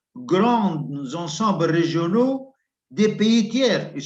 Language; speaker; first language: French; non-native, local second language; Arabic